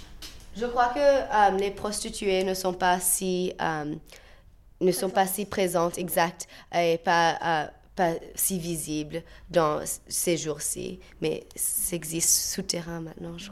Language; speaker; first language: French; non-native, fluent; English